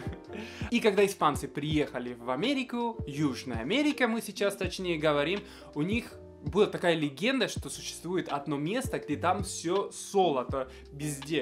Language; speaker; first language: Russian; non-native, fluent; Spanish